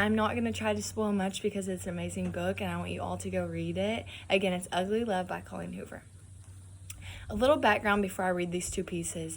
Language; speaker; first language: English; native; English